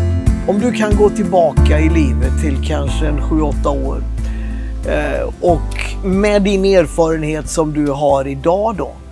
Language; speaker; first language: Swedish; native; Swedish